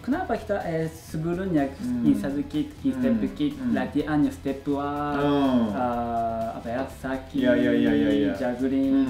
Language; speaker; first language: Indonesian; non-native, learner; Japanese